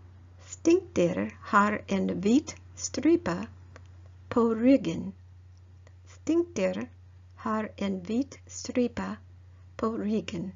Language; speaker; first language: Norwegian; non-native, learner; English